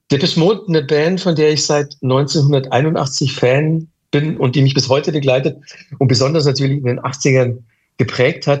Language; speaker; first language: German; native; German